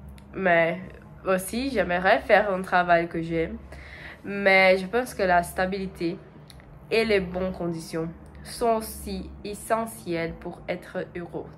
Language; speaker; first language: French; non-native, learner; Portuguese